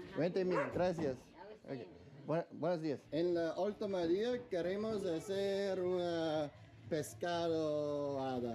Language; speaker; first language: Spanish; non-native, learner; English